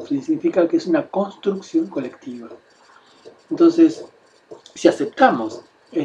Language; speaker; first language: Spanish; native; Spanish